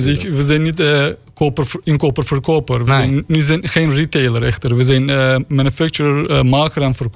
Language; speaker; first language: Dutch; non-native, learner; Turkish